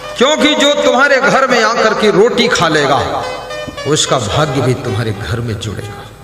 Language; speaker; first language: Hindi; native; Hindi